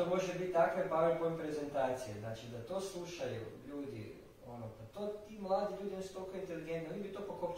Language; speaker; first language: Croatian; native; Croatian